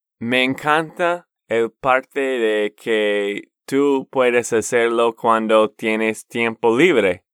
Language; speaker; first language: Spanish; non-native, fluent; English